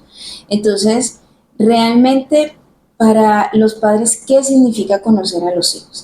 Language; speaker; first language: Spanish; native; Spanish